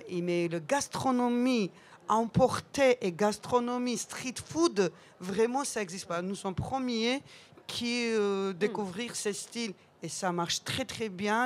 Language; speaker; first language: French; non-native, learner; Georgian